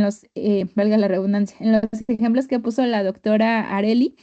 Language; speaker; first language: Spanish; native; Spanish